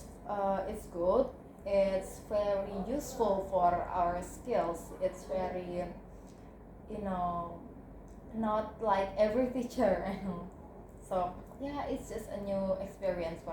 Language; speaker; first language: English; non-native, learner; Indonesian